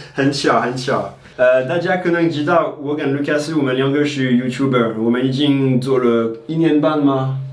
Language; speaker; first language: Chinese; non-native, fluent; French